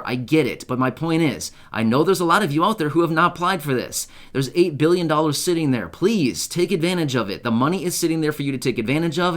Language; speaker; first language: English; native; English